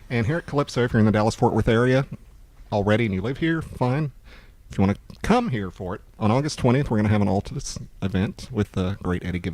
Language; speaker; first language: English; native; English